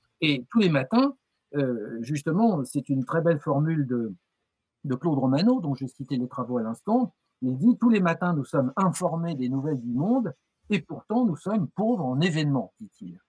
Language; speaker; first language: French; native; French